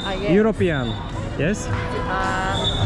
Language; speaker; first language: English; non-native, learner; Slovak